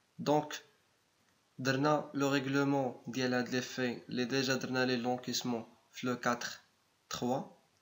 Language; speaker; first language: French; non-native, local second language; Arabic